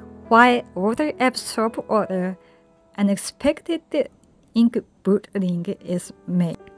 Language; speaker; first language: English; non-native, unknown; Japanese